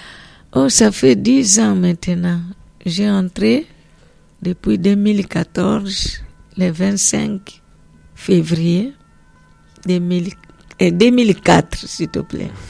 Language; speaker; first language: French; non-native, learner; Portuguese